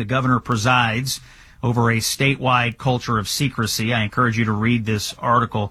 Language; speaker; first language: English; native; English